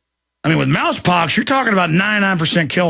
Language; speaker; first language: English; native; English